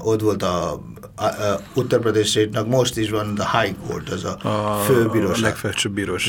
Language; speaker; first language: Hungarian; non-native, fluent; Bangla